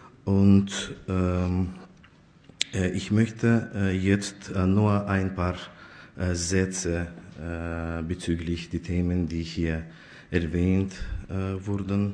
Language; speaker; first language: German; non-native, fluent; Azerbaijani